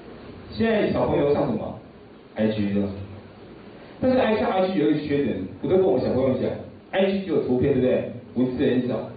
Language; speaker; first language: Chinese; native; Chinese